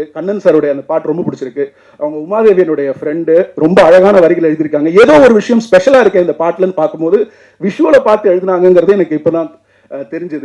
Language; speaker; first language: Tamil; native; Tamil